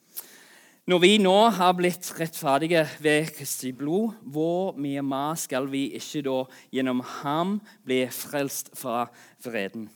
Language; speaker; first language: Norwegian; non-native, fluent; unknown